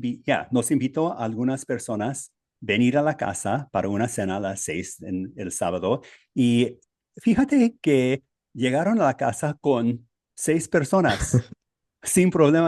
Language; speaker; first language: Spanish; non-native, fluent; English